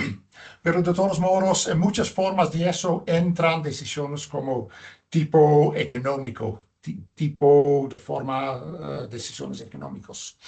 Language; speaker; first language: Spanish; non-native, fluent; Dutch